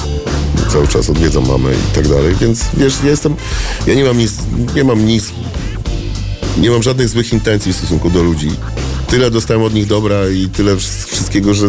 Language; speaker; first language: Polish; native; Polish